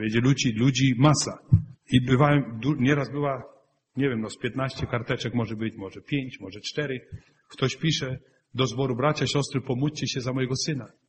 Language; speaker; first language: Polish; non-native, fluent; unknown